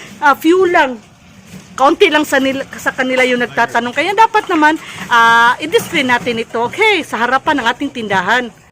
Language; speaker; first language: Filipino; non-native, local second language; Cebuano